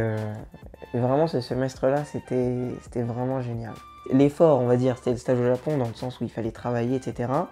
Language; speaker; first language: French; native; French